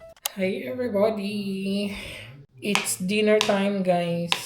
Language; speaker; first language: English; non-native, local second language; Filipino